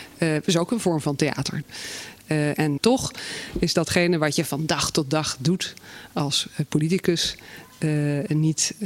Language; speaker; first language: Dutch; native; Dutch